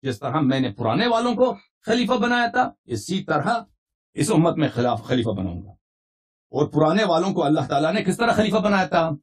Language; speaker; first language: Urdu; non-native, fluent; Persian